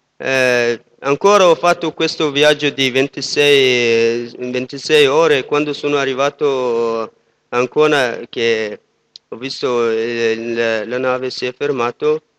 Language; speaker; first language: Italian; non-native, fluent; Persian